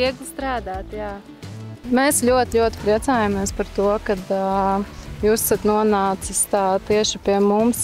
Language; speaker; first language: Latvian; native; Latvian